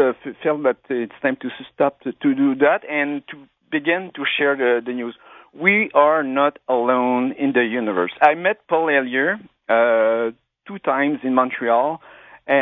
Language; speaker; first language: English; non-native, fluent; French